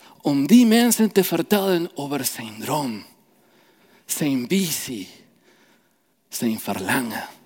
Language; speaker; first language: Dutch; non-native, fluent; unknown